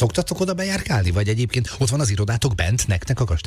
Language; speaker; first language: Hungarian; native; Hungarian